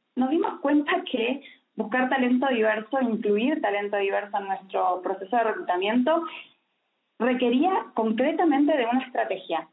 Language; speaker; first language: Spanish; native; Spanish